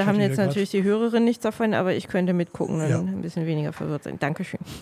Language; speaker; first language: German; native; German